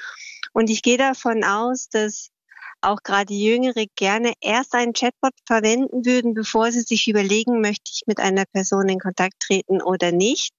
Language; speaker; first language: German; native; German